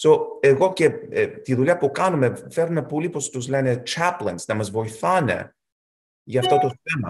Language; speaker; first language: Greek; early bilingual, heritage; Greek